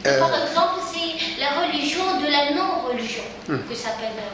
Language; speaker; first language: French; non-native, local second language; Arabic